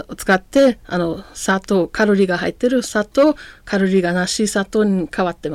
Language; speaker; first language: Japanese; non-native, learner; German